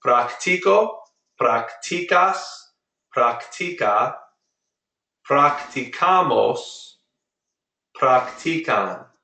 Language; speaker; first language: Spanish; non-native, fluent; English